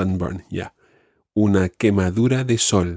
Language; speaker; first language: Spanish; non-native, fluent; English